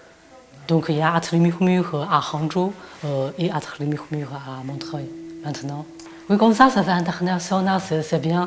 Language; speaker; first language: French; non-native, fluent; Chinese